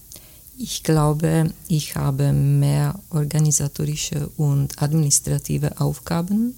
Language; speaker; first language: German; non-native, fluent; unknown